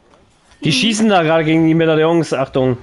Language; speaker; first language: German; native; German